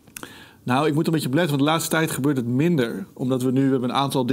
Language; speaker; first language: Dutch; native; Dutch